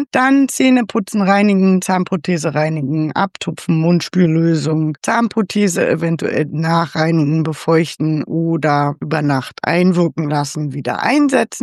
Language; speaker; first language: German; native; German